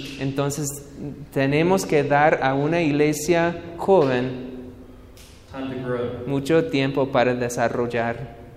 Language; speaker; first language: Spanish; non-native, learner; English